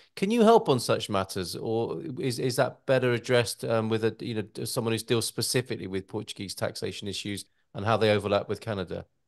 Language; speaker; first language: English; native; English